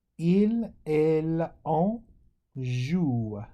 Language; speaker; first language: French; non-native, fluent; English